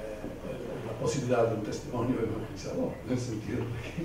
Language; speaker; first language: Spanish; non-native, fluent; English